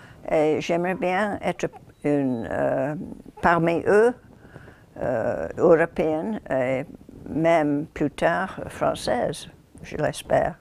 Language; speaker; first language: French; non-native, fluent; English